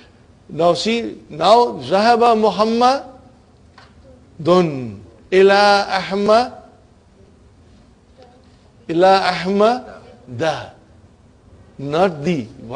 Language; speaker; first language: Arabic; non-native, fluent; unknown